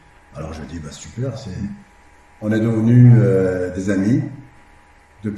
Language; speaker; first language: French; non-native, fluent; Persian